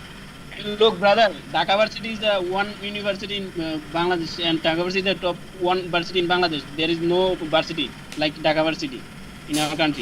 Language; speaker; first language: English; non-native, learner; Bangla